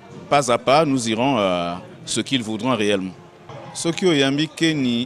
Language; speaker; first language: French; non-native, local second language; Lingala